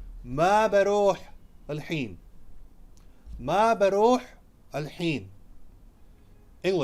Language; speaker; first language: Arabic; non-native, fluent; Urdu